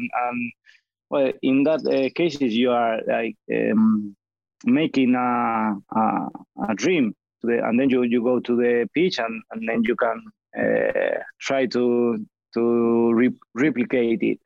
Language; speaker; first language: English; non-native, fluent; Spanish